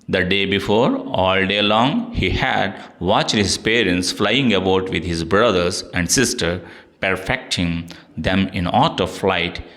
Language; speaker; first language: English; non-native, local second language; Telugu